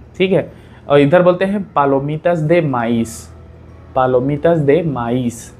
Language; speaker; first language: Hindi; native; Hindi